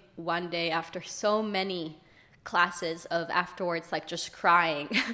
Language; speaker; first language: English; early bilingual, other home language; Hebrew